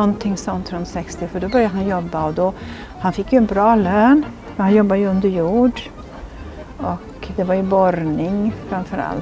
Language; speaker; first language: Swedish; native; Swedish